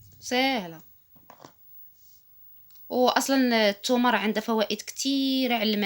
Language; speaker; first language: Arabic; native; Arabic